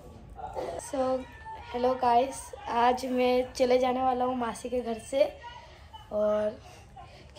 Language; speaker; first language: Hindi; non-native, local second language; Bangla